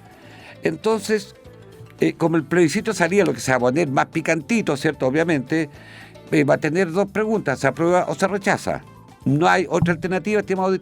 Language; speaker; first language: Spanish; native; Spanish